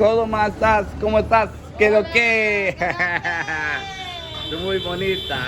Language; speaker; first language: Spanish; non-native, learner; English